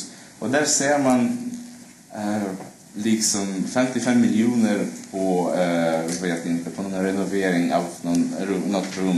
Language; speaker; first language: Swedish; non-native, fluent; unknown